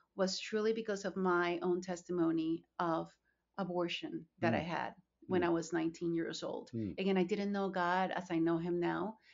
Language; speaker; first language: English; non-native, fluent; Spanish